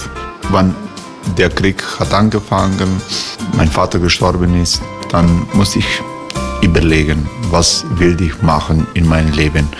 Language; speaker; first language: German; non-native, fluent; Croatian